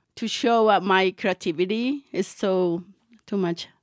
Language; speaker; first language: English; non-native, learner; Spanish